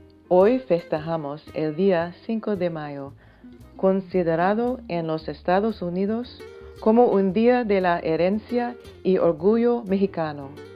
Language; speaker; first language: Spanish; early bilingual, heritage; Spanish